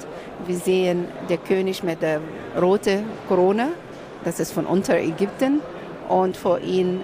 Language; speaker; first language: German; non-native, fluent; Arabic